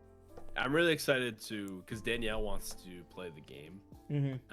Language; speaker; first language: English; native; English